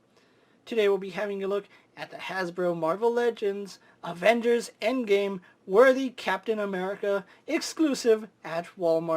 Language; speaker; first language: English; native; English